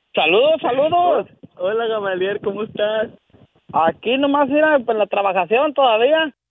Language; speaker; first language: Spanish; native; Spanish